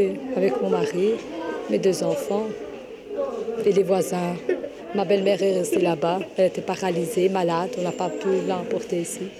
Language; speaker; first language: French; non-native, learner; Albanian